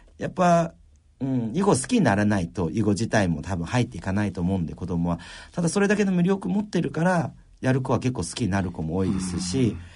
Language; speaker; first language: Japanese; early bilingual, other home language; Chinese